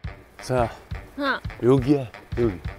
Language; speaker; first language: Korean; native; Korean